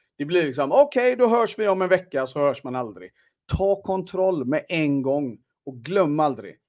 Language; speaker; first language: Swedish; native; Swedish